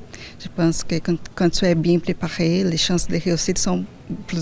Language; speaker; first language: French; non-native, fluent; Portuguese